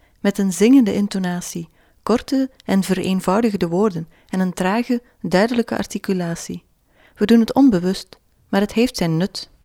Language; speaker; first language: Dutch; native; Dutch